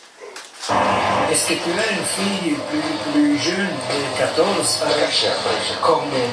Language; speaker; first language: French; non-native, learner; Italian